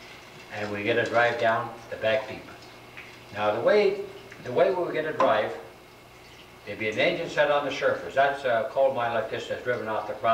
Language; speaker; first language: English; native; English